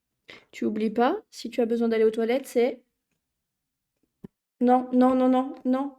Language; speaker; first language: French; native; French